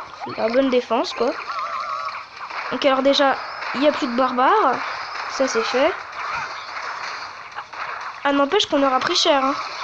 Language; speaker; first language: French; native; French